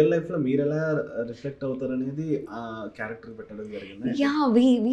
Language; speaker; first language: Telugu; native; Telugu